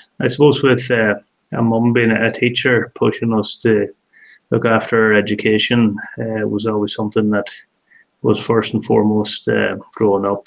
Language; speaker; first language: English; native; English